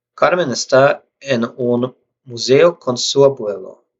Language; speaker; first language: Spanish; non-native, learner; English